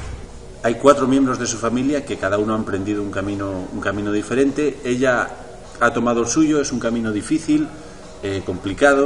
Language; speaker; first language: Spanish; native; Spanish